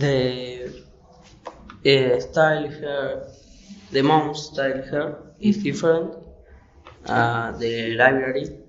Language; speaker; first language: English; non-native, learner; Spanish